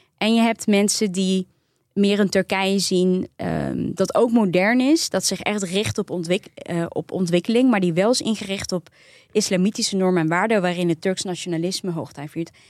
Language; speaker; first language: Dutch; early bilingual, other home language; Turkish